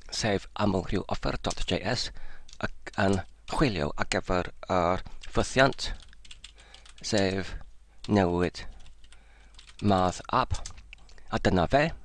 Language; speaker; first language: Welsh; non-native, learner; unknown